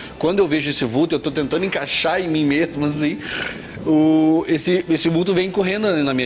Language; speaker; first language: Portuguese; native; Portuguese